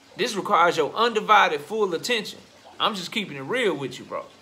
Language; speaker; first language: English; native; English